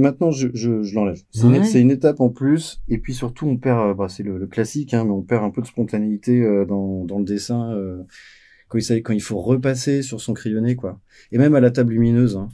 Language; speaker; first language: French; native; French